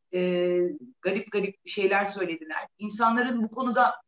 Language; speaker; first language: Turkish; native; Turkish